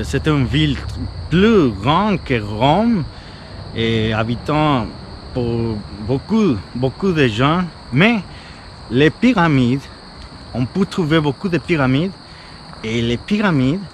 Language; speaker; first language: French; non-native, fluent; Spanish